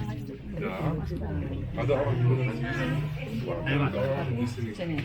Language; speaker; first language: Indonesian; non-native, fluent; Arabic